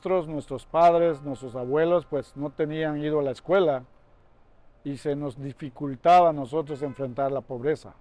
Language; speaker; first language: Spanish; non-native, local second language; Yucateco